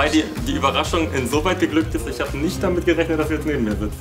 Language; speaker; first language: German; native; German